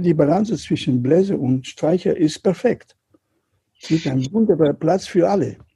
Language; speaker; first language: German; non-native, learner; Catalan